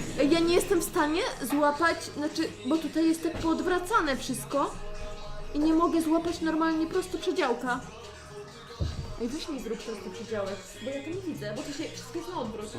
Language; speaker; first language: Polish; native; Polish